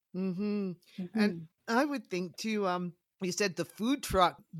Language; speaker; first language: English; native; English